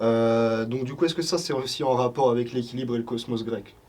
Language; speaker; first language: French; native; French